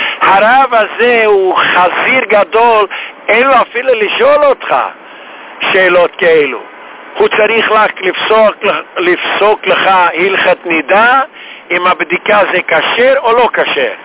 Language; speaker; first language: Hebrew; non-native, fluent; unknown